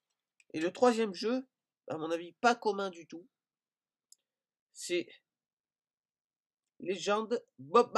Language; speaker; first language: French; native; French